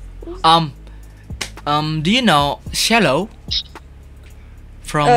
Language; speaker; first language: English; non-native, learner; Indonesian